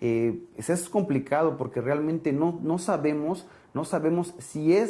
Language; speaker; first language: Spanish; native; Spanish